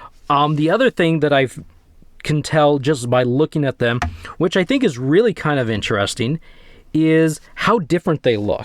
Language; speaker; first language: English; native; English